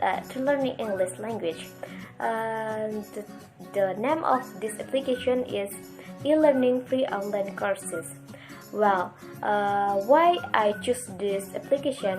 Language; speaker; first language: English; non-native, learner; Indonesian